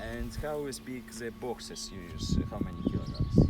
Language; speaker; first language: English; non-native, learner; Russian